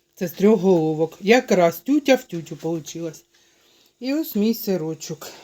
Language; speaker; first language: Ukrainian; non-native, local second language; Russian